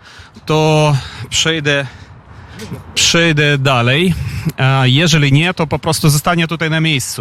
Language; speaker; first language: Polish; non-native, fluent; Ukrainian